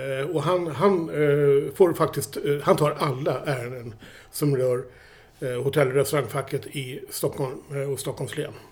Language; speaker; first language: Swedish; native; Swedish